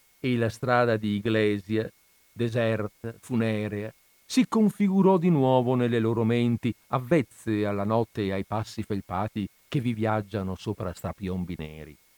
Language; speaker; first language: Italian; native; Italian